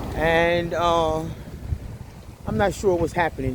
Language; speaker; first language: English; native; English